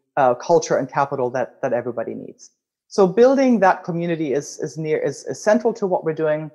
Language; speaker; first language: English; non-native, fluent; German